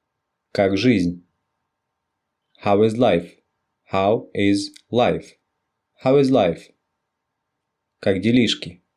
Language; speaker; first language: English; non-native, fluent; Russian